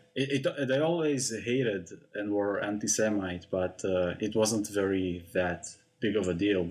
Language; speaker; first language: English; non-native, fluent; Russian